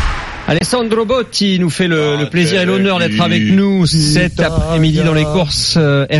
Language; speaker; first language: French; native; French